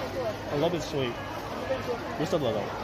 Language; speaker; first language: English; native; English